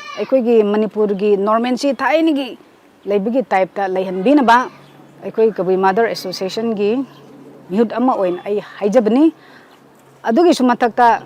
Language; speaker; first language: Manipuri; non-native, local second language; Rongmei Naga